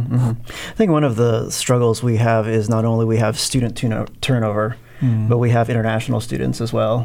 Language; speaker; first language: English; non-native, local second language; Filipino